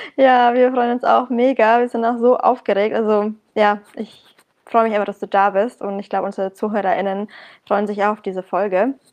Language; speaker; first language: German; early bilingual, other home language; Arabic